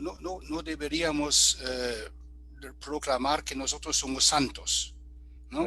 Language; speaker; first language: Spanish; non-native, fluent; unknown